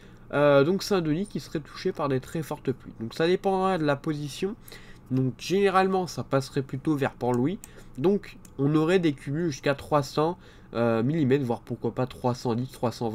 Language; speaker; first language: French; native; French